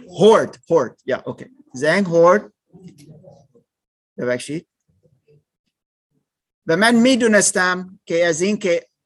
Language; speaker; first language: Persian; non-native, learner; German